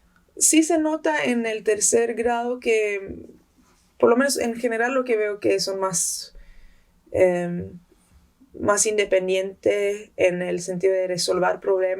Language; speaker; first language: Spanish; early bilingual, heritage; Spanish